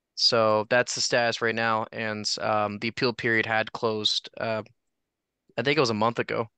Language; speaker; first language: English; native; English